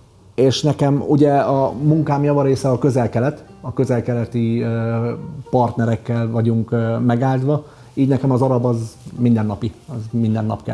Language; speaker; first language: Hungarian; early bilingual, other home language; Arabic